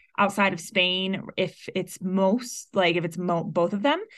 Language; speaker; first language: English; native; English